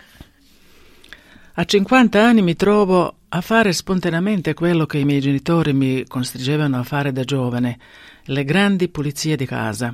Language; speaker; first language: Italian; non-native, fluent; Bosnian